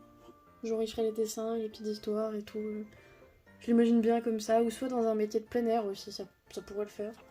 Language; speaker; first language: French; native; French